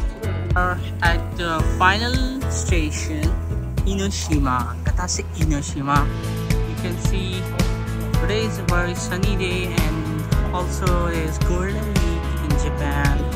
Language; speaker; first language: English; non-native, local second language; Urdu